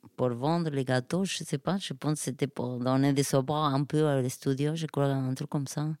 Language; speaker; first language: French; non-native, fluent; Spanish